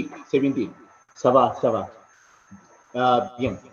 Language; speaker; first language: French; non-native, learner; Spanish